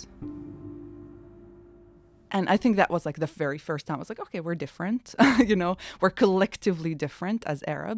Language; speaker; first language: English; non-native, fluent; Arabic